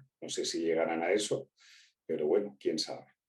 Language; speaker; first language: Spanish; native; Spanish